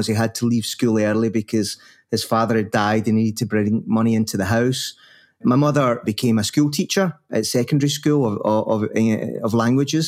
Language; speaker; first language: English; native; English